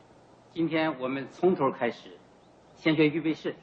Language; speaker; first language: Chinese; native; Chinese